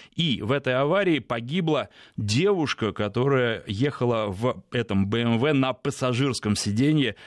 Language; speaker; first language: Russian; native; Russian